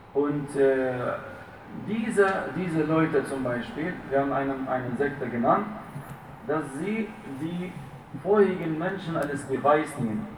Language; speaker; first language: German; non-native, fluent; Arabic